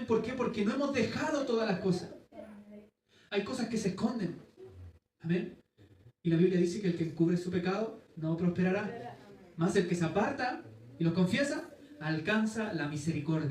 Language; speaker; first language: Spanish; native; Spanish